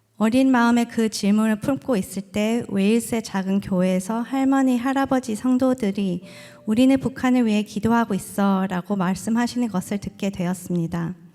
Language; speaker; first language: Korean; early bilingual, heritage; Korean